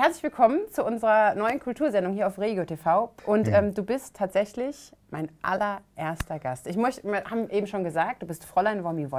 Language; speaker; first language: German; native; German